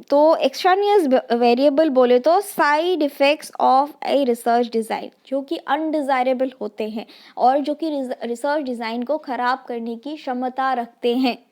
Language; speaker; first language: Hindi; non-native, local second language; Assamese